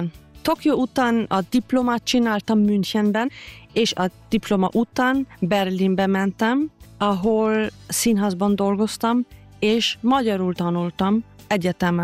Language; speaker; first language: Hungarian; non-native, fluent; German